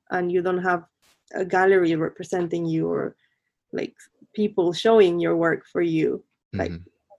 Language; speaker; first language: English; non-native, fluent; Spanish